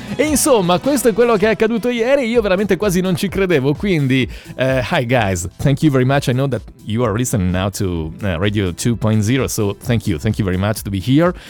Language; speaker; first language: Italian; native; Italian